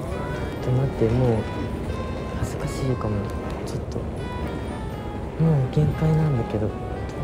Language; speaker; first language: Japanese; native; Japanese